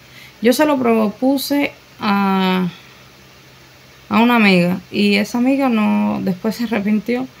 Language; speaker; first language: Spanish; native; Spanish